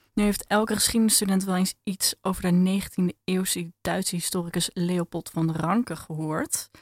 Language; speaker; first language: Dutch; native; Dutch